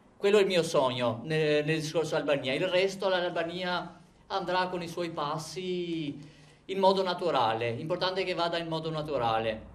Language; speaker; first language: Italian; non-native, fluent; Albanian